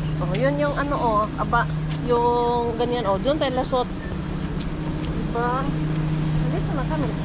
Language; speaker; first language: Filipino; native; Filipino